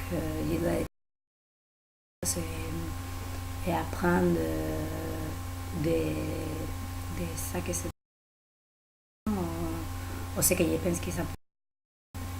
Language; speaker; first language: French; non-native, learner; Spanish